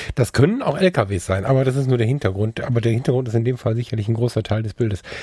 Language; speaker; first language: German; early bilingual, other home language; Turkish